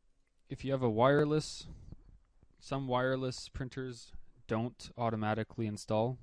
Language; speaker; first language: English; native; English